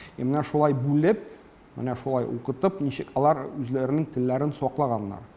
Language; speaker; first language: Tatar; early bilingual, heritage; Tatar